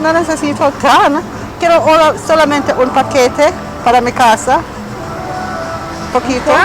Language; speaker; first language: Spanish; non-native, learner; English